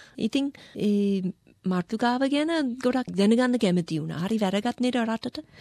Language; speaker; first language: Sinhala; non-native, fluent; English